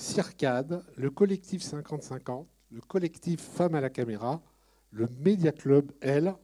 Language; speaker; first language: French; native; French